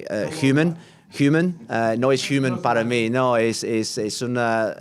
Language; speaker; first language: Spanish; non-native, learner; English